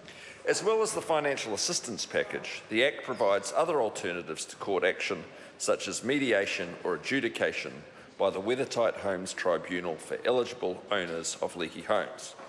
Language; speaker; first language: English; native; English